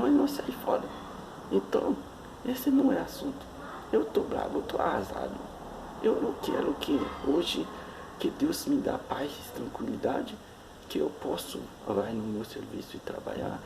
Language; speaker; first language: Portuguese; non-native, fluent; Haitian Creole